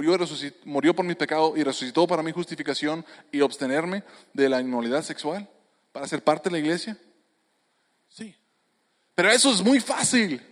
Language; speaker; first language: Spanish; native; Spanish